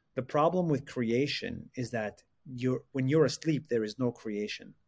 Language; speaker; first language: English; non-native, fluent; Arabic